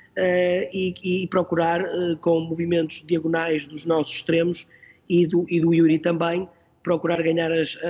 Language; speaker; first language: Portuguese; native; Portuguese